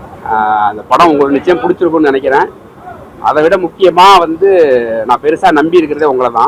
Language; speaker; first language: Tamil; native; Tamil